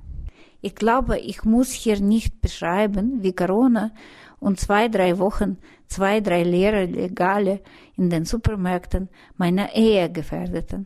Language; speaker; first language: German; non-native, fluent; Russian